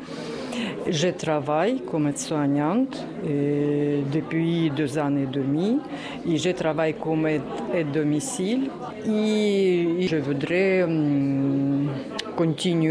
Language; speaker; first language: French; non-native, learner; Russian